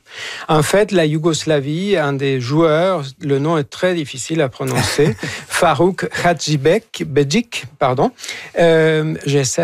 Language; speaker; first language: French; non-native, fluent; Spanish